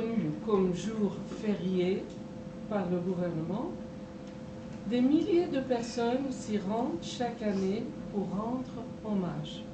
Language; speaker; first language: French; non-native, fluent; Persian